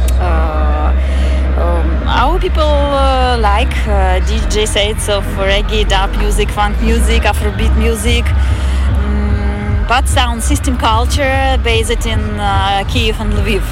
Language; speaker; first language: English; non-native, fluent; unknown